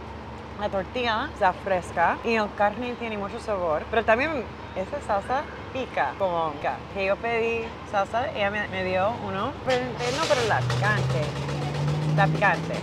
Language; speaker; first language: Spanish; early bilingual, other home language; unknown